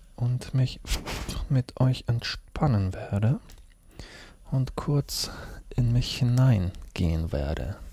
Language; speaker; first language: German; early bilingual, other home language; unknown